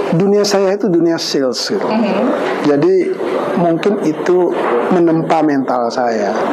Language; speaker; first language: Indonesian; non-native, local second language; Balinese